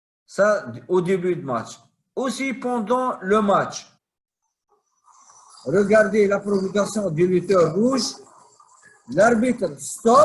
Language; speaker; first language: French; non-native, fluent; Arabic